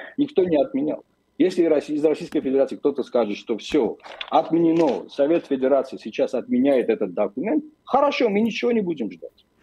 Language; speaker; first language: Russian; non-native, local second language; Armenian